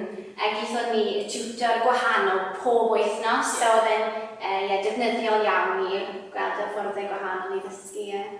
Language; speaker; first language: Welsh; non-native, fluent; English